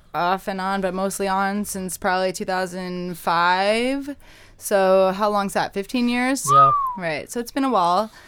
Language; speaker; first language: English; native; English